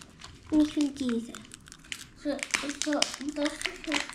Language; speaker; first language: German; early bilingual, heritage; Bosnian